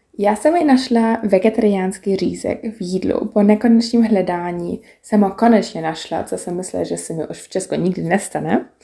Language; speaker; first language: Czech; non-native, learner; German